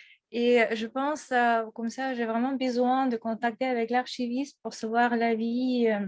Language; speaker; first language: French; non-native, fluent; Russian